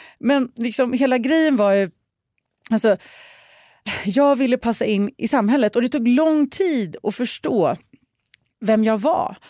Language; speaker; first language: Swedish; early bilingual, other home language; Russian